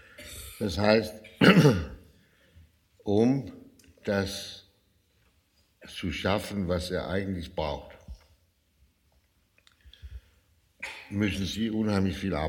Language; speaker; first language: German; non-native, fluent; Danish